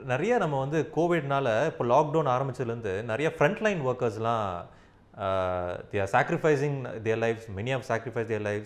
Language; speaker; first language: Tamil; native; Tamil